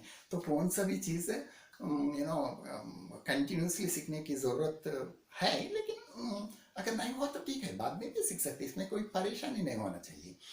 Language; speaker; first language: Hindi; non-native, local second language; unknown